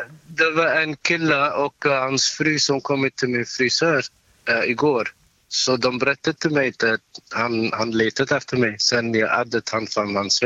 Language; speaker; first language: Swedish; non-native, learner; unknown